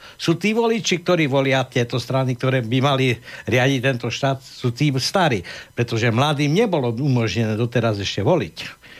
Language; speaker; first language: Slovak; native; Slovak